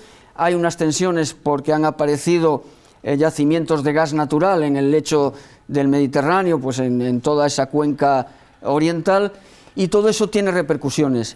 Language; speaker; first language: Spanish; native; Spanish